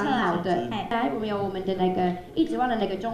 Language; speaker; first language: Chinese; non-native, fluent; English